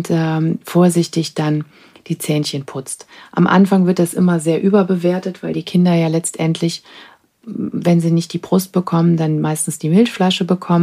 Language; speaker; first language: German; native; German